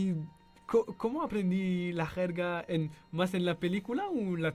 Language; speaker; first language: Spanish; non-native, learner; French